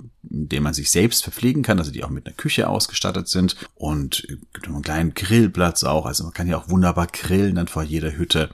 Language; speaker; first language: German; native; German